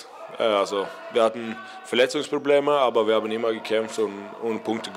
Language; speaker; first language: German; non-native, learner; Norwegian